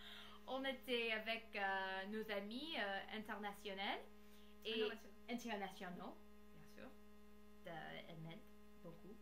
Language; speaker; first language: French; non-native, learner; English